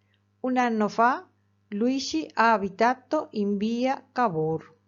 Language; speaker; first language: Italian; non-native, fluent; Spanish